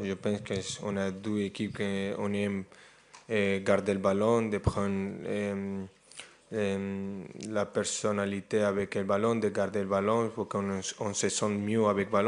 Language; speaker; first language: French; non-native, fluent; Spanish